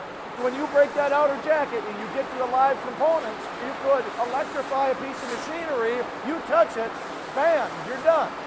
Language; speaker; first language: English; native; English